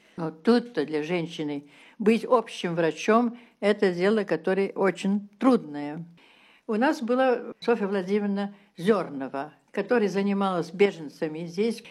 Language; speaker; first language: Russian; early bilingual, heritage; Russian